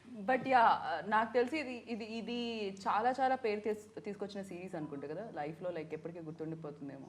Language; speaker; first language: Telugu; native; Telugu